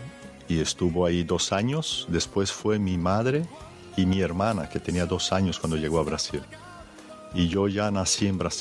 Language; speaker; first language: Spanish; early bilingual, heritage; Spanish